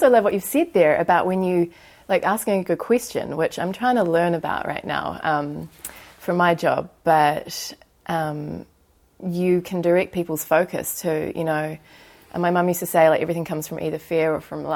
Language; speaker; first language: English; native; English